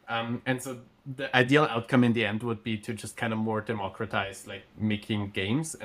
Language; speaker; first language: English; non-native, fluent; German